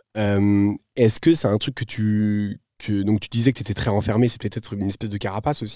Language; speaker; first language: French; native; French